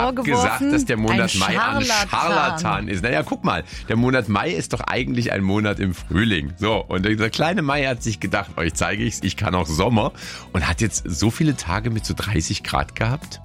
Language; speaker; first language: German; native; German